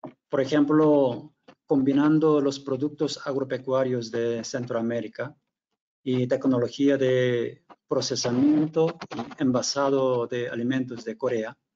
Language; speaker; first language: Spanish; non-native, fluent; Korean